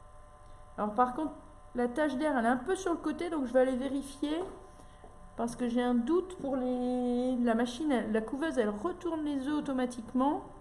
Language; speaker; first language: French; native; French